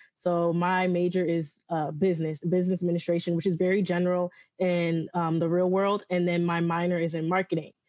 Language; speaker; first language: English; early bilingual, other home language; Yoruba